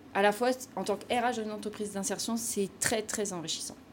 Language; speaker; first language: French; native; French